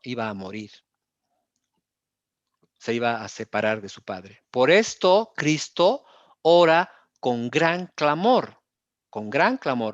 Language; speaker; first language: Spanish; native; Spanish